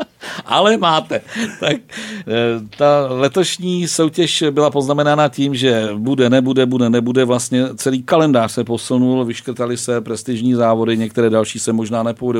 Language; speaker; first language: Czech; native; Czech